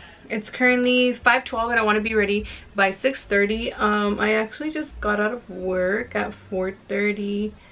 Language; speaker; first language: English; early bilingual, other home language; Spanish